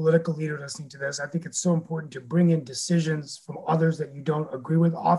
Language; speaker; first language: English; native; English